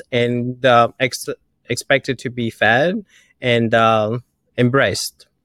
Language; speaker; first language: English; early bilingual, other home language; Kinyarwanda